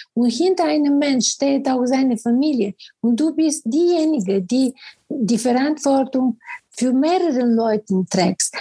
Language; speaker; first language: German; non-native, fluent; Bulgarian